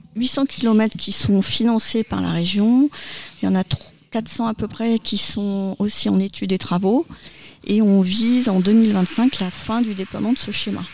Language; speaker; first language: French; native; French